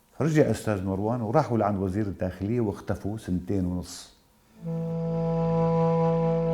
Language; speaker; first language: Arabic; non-native, local second language; Kurdish